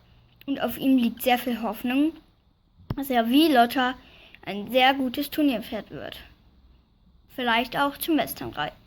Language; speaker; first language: German; native; German